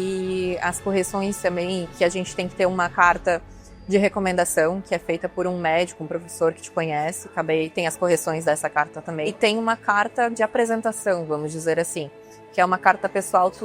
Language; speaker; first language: Portuguese; native; Portuguese